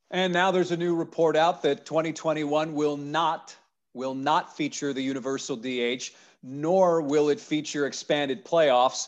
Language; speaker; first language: English; native; English